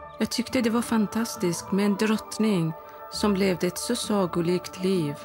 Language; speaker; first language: Swedish; non-native, fluent; Persian